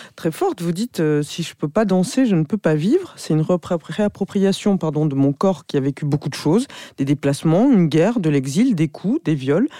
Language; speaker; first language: French; native; French